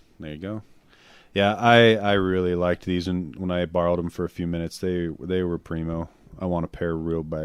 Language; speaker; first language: English; native; English